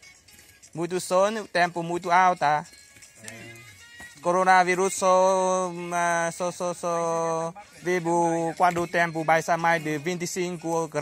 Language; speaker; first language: Portuguese; non-native, learner; Vietnamese